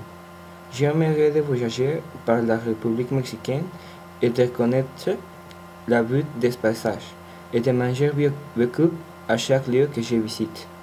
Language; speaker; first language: French; non-native, learner; Spanish